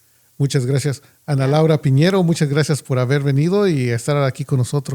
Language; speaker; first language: Spanish; native; Spanish